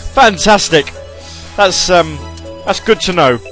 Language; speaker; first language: English; native; English